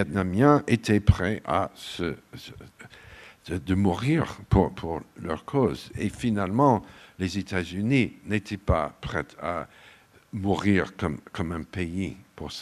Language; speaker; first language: French; non-native, fluent; English